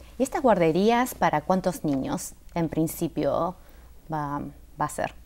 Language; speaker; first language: Spanish; non-native, fluent; Chinese